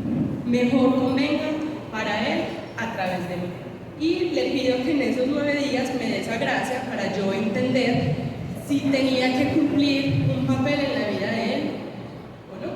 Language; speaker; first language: Spanish; native; Spanish